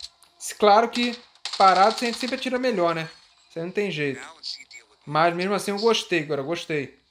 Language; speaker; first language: Portuguese; native; Portuguese